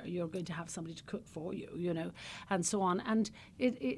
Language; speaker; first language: English; native; English